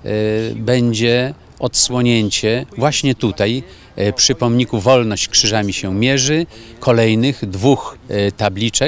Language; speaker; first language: Polish; native; Polish